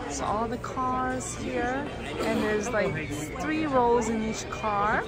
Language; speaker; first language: English; non-native, fluent; Portuguese